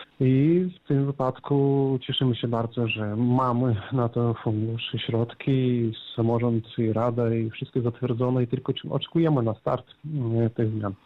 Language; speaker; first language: Polish; native; Polish